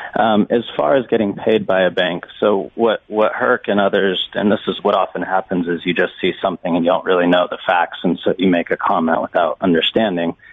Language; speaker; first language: English; native; English